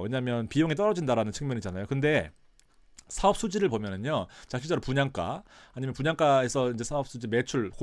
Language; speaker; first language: Korean; native; Korean